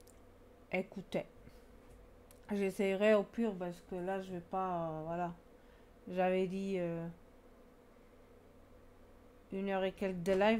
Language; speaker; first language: French; native; French